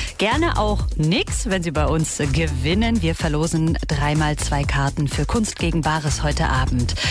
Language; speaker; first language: German; native; German